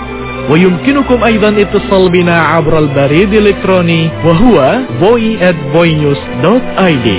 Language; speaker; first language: Arabic; non-native, fluent; Indonesian